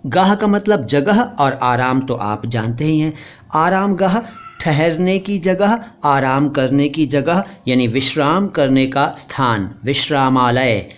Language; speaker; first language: Hindi; native; Hindi